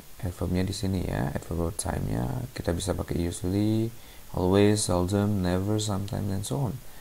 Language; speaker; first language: English; non-native, fluent; Indonesian